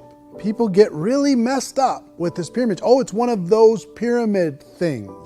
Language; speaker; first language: English; native; English